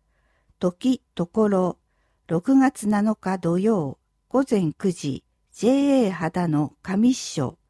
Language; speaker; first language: Japanese; native; Japanese